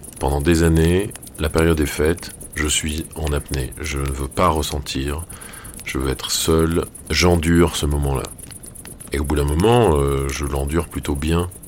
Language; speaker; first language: French; native; French